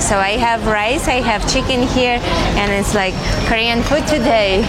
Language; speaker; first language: English; non-native, fluent; Chinese